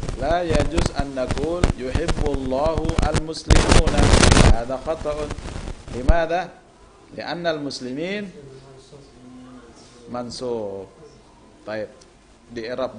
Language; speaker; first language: Arabic; non-native, fluent; Indonesian